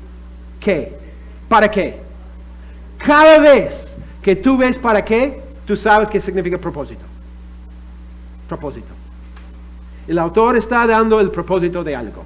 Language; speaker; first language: Spanish; non-native, fluent; English